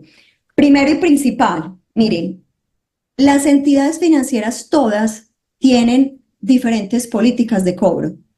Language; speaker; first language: Spanish; native; Spanish